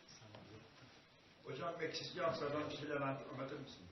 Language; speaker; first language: Turkish; native; Turkish